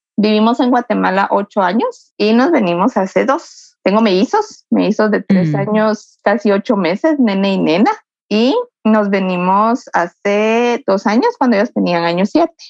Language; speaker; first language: Spanish; native; Spanish